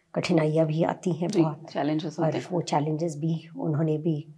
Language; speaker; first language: Hindi; native; Hindi